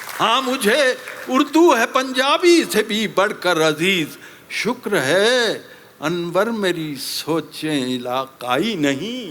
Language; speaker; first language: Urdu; non-native, local second language; Punjabi